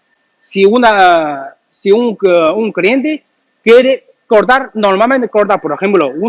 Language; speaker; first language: Spanish; non-native, learner; Chinese